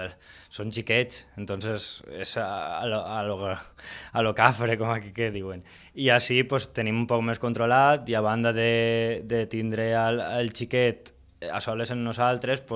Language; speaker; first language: Catalan; native; Catalan